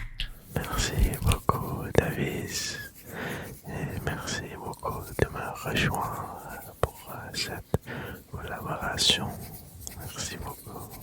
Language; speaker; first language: French; early bilingual, other home language; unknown